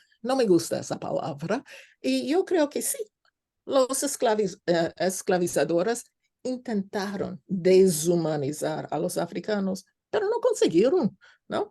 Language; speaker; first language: Spanish; non-native, fluent; English